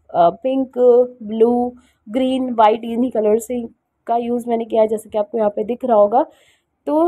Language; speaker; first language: Hindi; native; Hindi